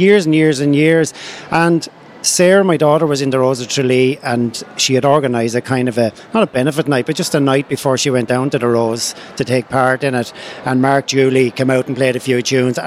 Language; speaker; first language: English; native; English